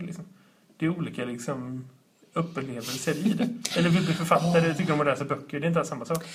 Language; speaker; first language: Swedish; native; Swedish